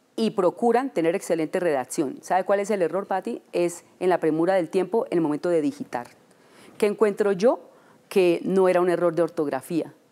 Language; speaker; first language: Spanish; native; Spanish